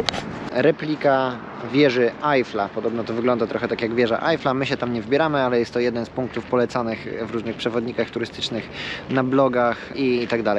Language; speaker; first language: Polish; native; Polish